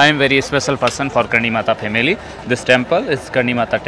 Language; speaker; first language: English; non-native, learner; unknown